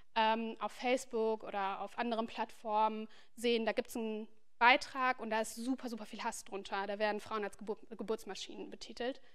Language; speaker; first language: German; native; German